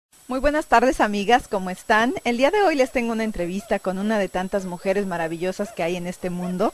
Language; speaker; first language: Spanish; native; Spanish